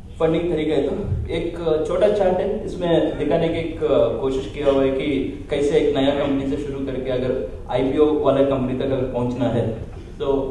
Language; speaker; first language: Hindi; non-native, local second language; Telugu